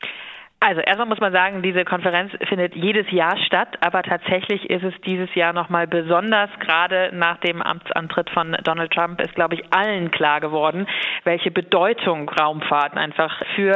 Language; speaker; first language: German; native; German